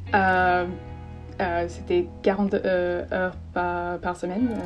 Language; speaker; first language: French; non-native, fluent; English